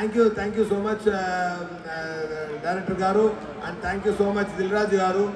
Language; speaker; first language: Telugu; non-native, learner; Tamil